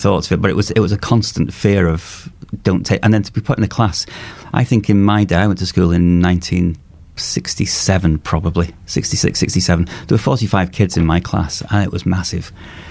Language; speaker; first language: English; native; English